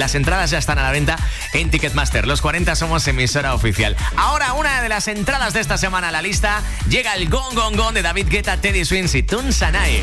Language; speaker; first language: Spanish; native; Spanish